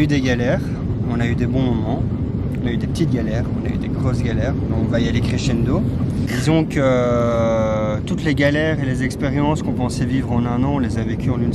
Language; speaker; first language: French; native; French